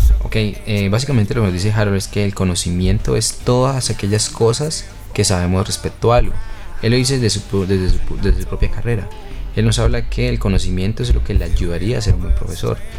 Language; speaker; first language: Spanish; native; Spanish